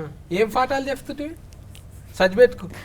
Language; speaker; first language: Telugu; native; Telugu